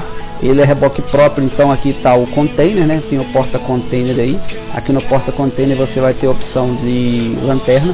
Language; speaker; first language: Portuguese; native; Portuguese